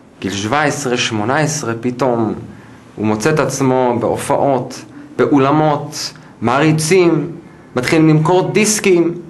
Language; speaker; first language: Hebrew; non-native, fluent; English